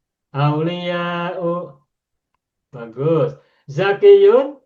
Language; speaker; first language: Arabic; non-native, fluent; Indonesian